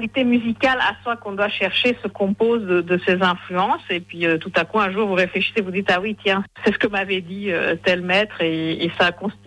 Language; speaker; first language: French; non-native, fluent; Hungarian